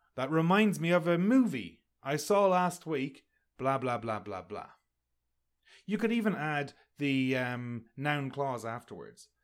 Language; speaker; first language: English; native; English